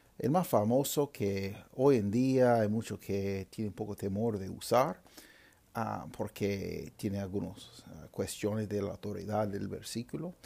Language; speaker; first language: Spanish; non-native, fluent; English